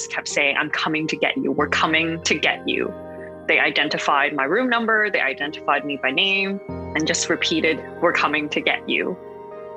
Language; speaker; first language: English; non-native, local second language; Cantonese